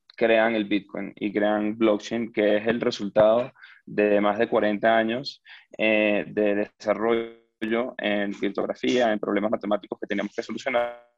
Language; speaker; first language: Spanish; native; Spanish